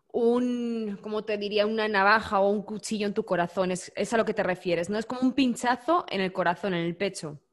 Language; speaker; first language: Spanish; native; Spanish